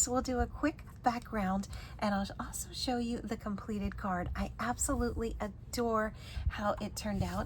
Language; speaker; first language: English; native; English